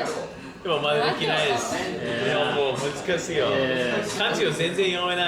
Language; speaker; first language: Japanese; non-native, learner; English